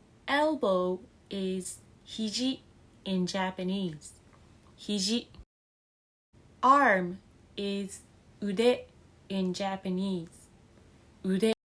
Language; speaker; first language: English; non-native, fluent; Japanese